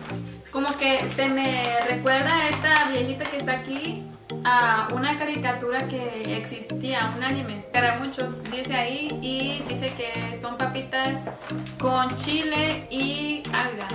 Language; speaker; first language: Spanish; native; Spanish